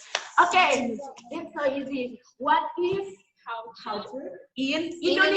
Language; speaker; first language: English; non-native, learner; Indonesian